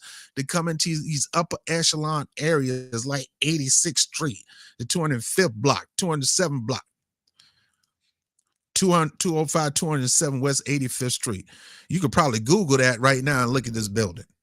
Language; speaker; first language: English; native; English